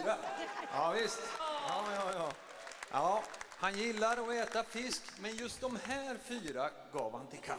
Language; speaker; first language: Swedish; native; Swedish